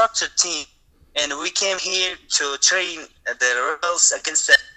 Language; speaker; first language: English; non-native, learner; Russian